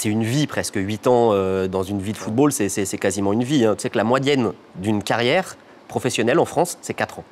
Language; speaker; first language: French; native; French